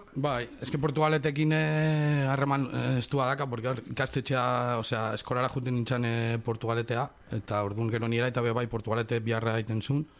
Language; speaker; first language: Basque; non-native, local second language; Spanish